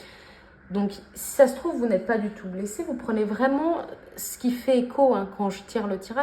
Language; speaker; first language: French; native; French